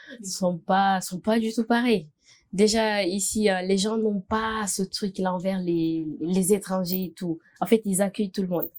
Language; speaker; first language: French; non-native, fluent; Upper Guinea Crioulo